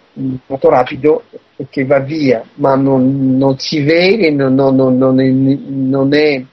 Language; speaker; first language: Italian; early bilingual, heritage; Italian